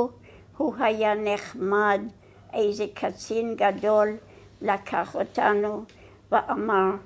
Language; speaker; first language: Hebrew; non-native, fluent; English